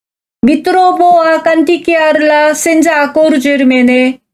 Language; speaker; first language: Italian; non-native, fluent; Korean